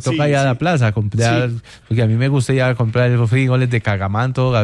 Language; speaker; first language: Spanish; native; Spanish